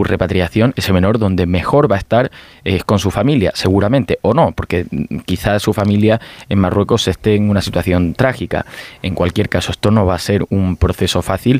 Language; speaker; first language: Spanish; native; Spanish